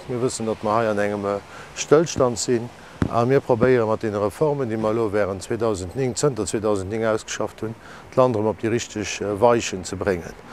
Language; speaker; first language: Luxembourgish; native; Luxembourgish